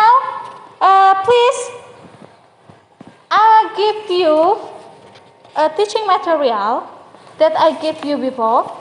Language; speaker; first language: English; non-native, learner; Indonesian